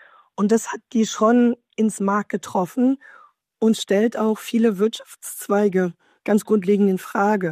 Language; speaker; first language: German; native; German